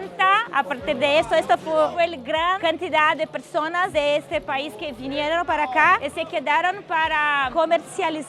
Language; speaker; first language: Spanish; non-native, fluent; Portuguese